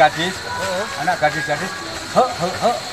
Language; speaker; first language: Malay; non-native, local second language; Javanese